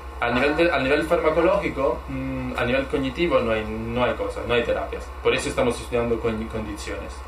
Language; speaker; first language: Spanish; non-native, fluent; Italian